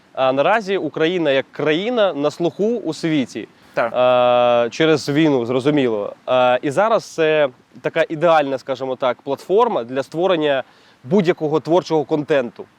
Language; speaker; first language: Ukrainian; native; Ukrainian